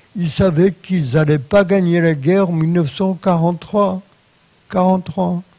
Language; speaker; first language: French; non-native, fluent; Polish